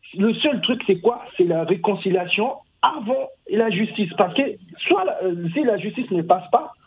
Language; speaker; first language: French; non-native, local second language; Sango